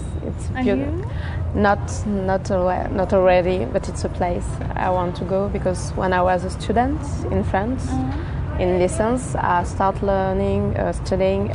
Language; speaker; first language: English; non-native, fluent; French